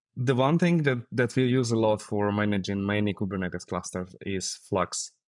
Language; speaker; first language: English; non-native, fluent; Russian